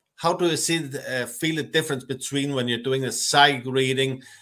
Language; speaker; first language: English; non-native, fluent; Danish